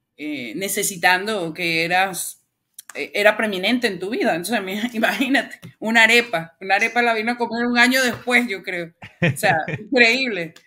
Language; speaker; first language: Spanish; native; Spanish